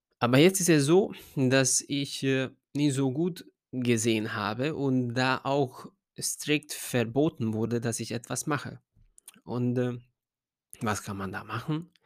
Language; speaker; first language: German; non-native, fluent; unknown